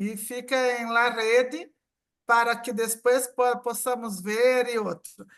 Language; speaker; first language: Portuguese; non-native, fluent; Spanish